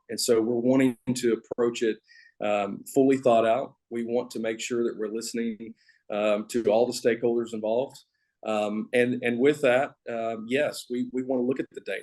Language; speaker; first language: English; native; English